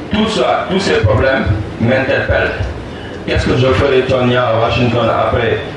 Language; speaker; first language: French; non-native, local second language; Wolof